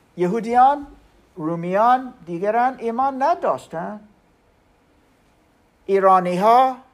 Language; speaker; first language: Persian; non-native, learner; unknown